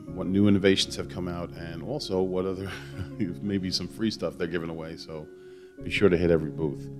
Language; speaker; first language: English; native; English